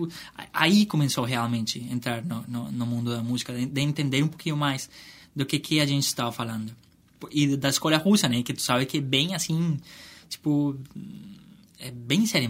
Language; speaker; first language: Portuguese; non-native, fluent; Spanish